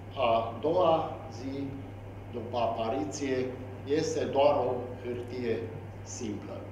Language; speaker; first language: Romanian; non-native, local second language; Hungarian